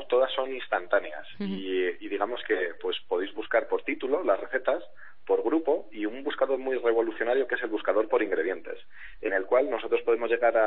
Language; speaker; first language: Spanish; native; Spanish